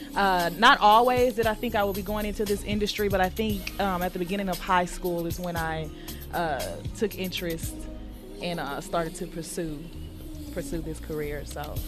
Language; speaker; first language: English; native; English